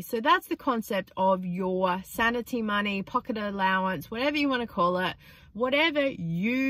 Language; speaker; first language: English; native; English